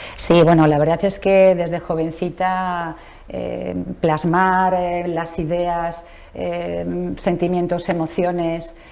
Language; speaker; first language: Spanish; native; Spanish